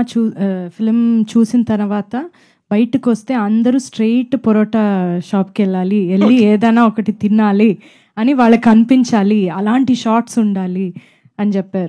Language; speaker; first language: Telugu; non-native, fluent; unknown